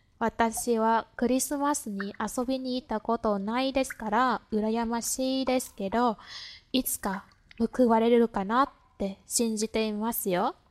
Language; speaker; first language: Japanese; non-native, fluent; Vietnamese